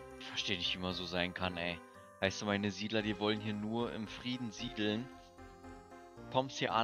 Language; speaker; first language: German; native; German